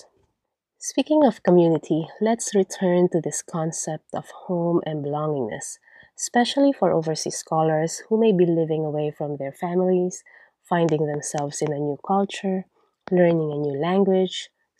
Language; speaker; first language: English; non-native, local second language; Filipino